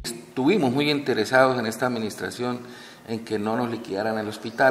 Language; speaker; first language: Spanish; native; Spanish